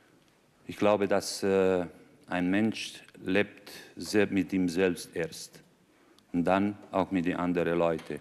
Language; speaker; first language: German; non-native, fluent; Romanian